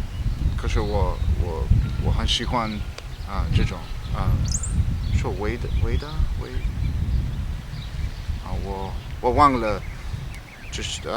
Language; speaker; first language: Chinese; non-native, learner; English